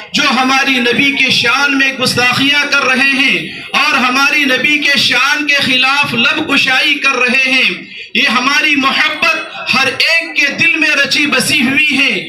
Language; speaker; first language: Urdu; native; Urdu